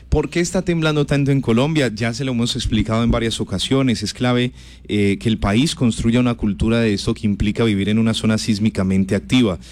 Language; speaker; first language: Spanish; native; Spanish